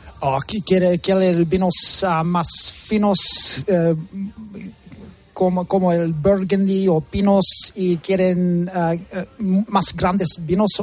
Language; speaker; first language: Spanish; early bilingual, heritage; English